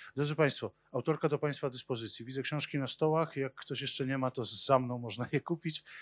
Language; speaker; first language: Polish; native; Polish